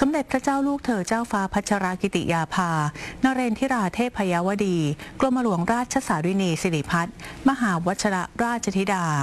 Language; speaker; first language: Thai; native; Thai